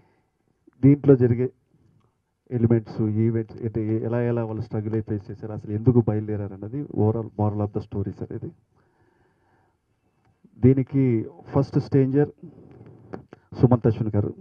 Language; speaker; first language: Telugu; native; Telugu